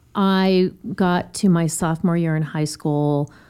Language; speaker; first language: English; native; English